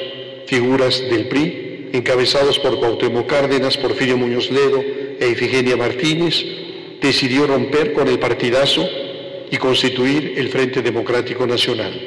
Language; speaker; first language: Spanish; native; Spanish